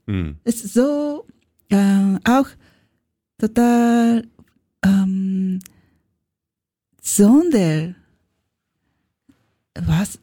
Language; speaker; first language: German; non-native, learner; Japanese